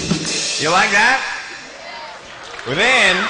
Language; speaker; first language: English; native; English